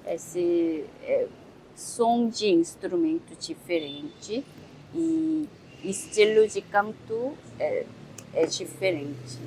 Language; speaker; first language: Portuguese; non-native, learner; Korean